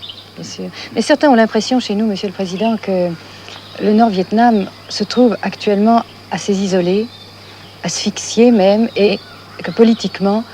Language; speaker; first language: French; native; French